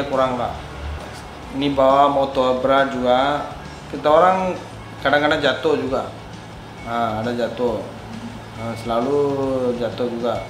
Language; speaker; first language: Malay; non-native, learner; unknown